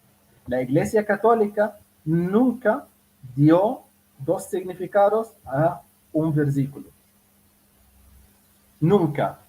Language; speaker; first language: Spanish; non-native, fluent; Arabic